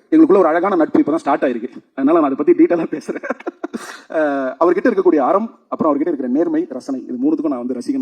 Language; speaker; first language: Tamil; native; Tamil